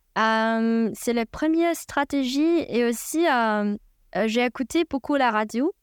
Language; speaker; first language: French; non-native, fluent; Chinese